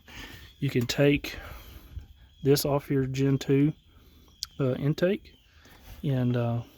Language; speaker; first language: English; native; English